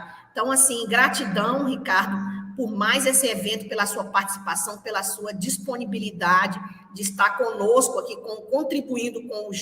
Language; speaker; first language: Portuguese; native; Portuguese